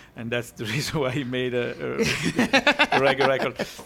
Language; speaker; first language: English; non-native, fluent; Italian